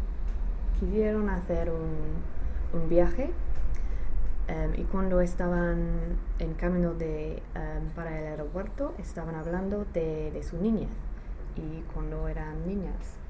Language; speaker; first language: Spanish; non-native, learner; English